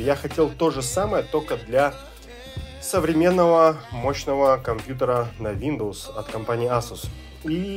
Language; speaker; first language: Russian; native; Russian